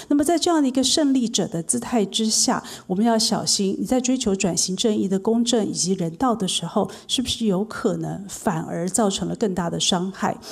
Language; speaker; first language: Chinese; native; Chinese